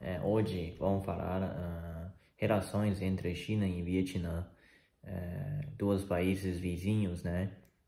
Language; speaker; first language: Portuguese; non-native, fluent; Chinese